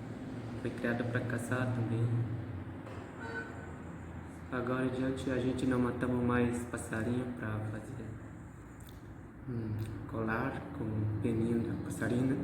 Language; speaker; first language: Portuguese; non-native, local second language; Guarani